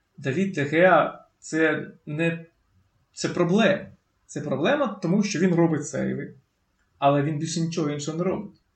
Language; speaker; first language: Ukrainian; native; Ukrainian